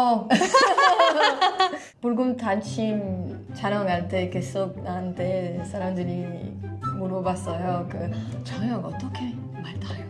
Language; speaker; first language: Korean; non-native, learner; French